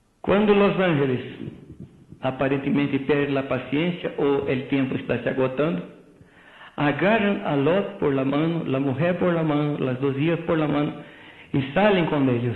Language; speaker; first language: Spanish; non-native, fluent; Portuguese